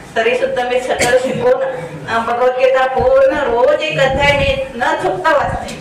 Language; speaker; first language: Marathi; non-native, local second language; Kannada